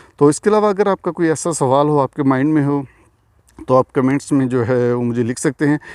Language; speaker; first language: Urdu; non-native, local second language; Punjabi